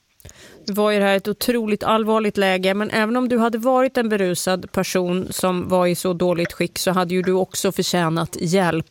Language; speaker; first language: Swedish; native; Swedish